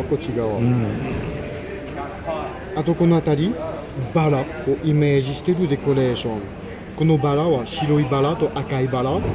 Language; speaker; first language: Japanese; non-native, fluent; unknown